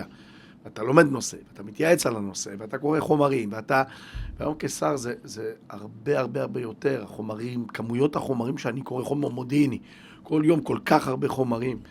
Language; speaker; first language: Hebrew; native; Hebrew